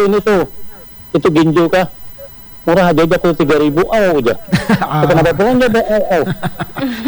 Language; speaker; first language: Indonesian; non-native, local second language; Banjar